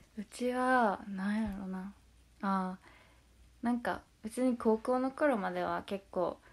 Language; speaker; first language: Japanese; native; Japanese